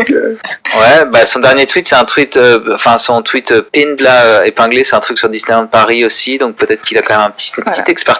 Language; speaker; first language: French; native; French